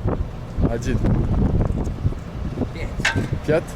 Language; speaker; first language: Russian; non-native, learner; French